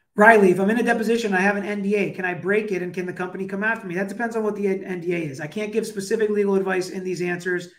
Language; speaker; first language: English; native; English